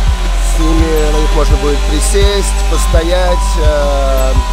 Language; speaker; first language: Russian; native; Russian